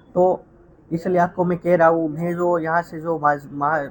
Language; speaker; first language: Hindi; non-native, local second language; Gujarati